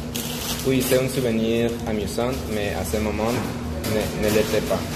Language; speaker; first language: French; non-native, learner; Spanish